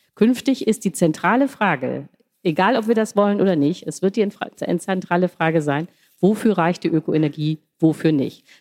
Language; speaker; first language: German; native; German